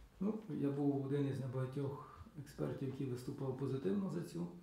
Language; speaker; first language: Ukrainian; native; Ukrainian